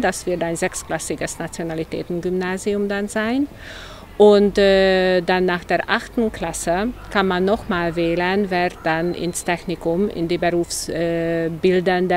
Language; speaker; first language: German; non-native, local second language; Hungarian